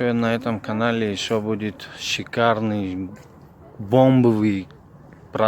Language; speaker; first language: Russian; non-native, local second language; Tajik